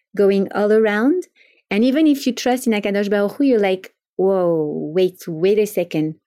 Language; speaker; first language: English; non-native, fluent; French